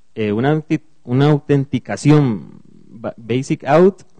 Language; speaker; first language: Spanish; native; Spanish